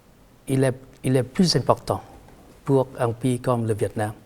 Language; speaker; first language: French; non-native, fluent; Vietnamese